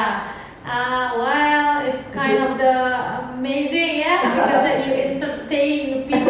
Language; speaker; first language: English; non-native, learner; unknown